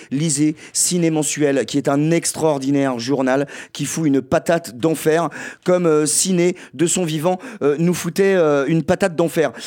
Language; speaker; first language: French; native; French